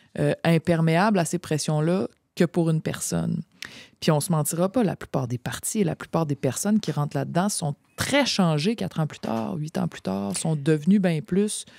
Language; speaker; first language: French; native; French